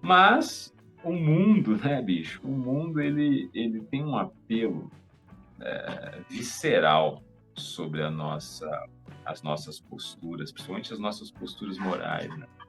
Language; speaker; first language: Portuguese; native; Portuguese